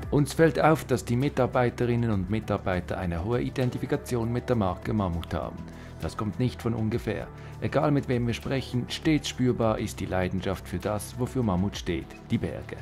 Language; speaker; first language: German; native; German